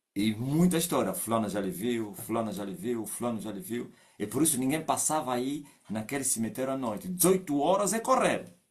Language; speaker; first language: Portuguese; non-native, local second language; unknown